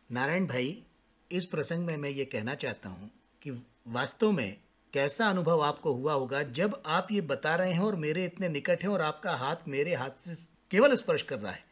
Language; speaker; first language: Hindi; non-native, local second language; Marathi